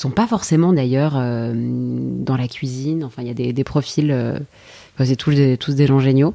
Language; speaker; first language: French; native; French